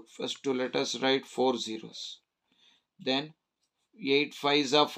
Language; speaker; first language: English; non-native, local second language; Kannada